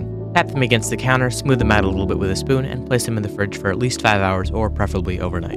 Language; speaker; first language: English; native; English